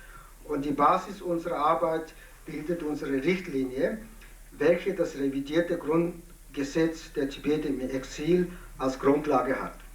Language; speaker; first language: German; non-native, fluent; Tibetan